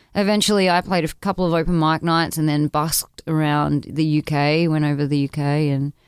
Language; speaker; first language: English; native; English